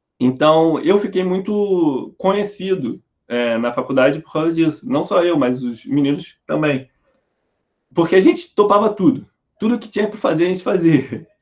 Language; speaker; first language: Portuguese; native; Portuguese